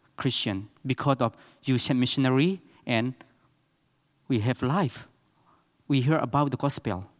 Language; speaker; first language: English; non-native, learner; Burmese